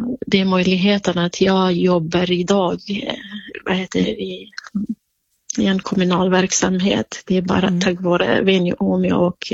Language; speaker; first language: Swedish; non-native, fluent; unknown